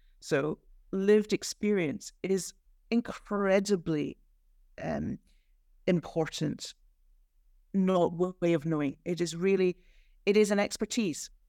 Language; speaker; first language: English; native; English